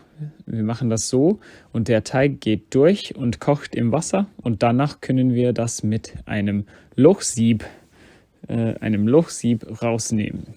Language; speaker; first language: German; non-native, fluent; English